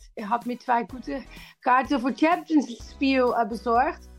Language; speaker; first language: German; non-native, learner; Dutch